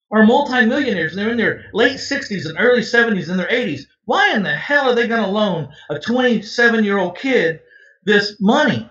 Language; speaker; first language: English; native; English